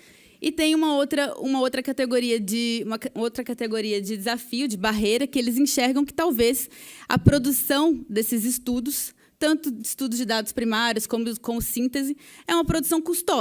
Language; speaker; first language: Portuguese; native; Portuguese